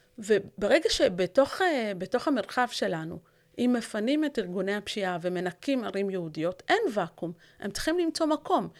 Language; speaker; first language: Hebrew; non-native, local second language; Arabic